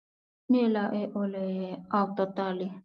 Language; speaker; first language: Finnish; non-native, learner; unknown